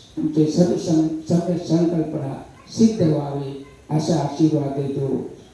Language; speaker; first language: Marathi; non-native, fluent; Sinhala